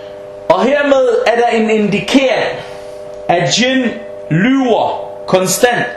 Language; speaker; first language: Danish; early bilingual, heritage; Danish